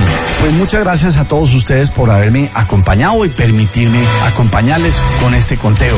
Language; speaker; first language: Spanish; native; Spanish